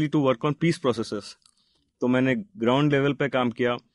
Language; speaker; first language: Hindi; non-native, local second language; Telugu